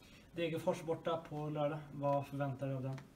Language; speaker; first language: Swedish; native; Swedish